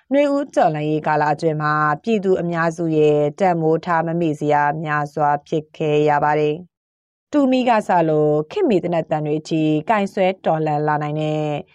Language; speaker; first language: Burmese; native; Burmese